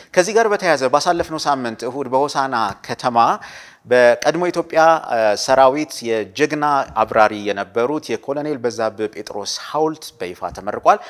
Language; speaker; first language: Amharic; native; Amharic